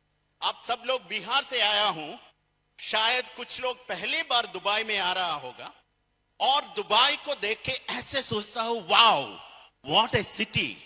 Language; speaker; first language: Hindi; non-native, fluent; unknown